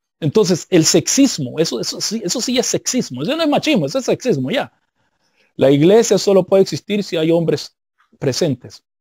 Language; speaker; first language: Spanish; native; Spanish